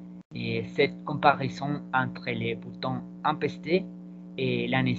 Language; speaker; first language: French; non-native, learner; Spanish